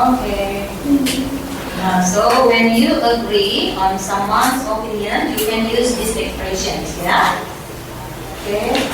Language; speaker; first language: English; non-native, fluent; Indonesian